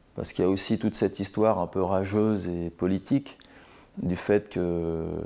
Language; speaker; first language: French; native; French